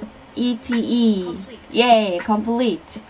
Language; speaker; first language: English; non-native, learner; Korean